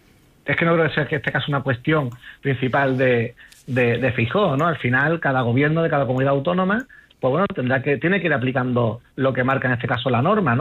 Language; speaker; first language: Spanish; native; Spanish